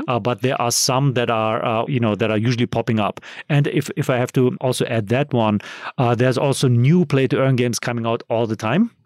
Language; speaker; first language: English; non-native, fluent; German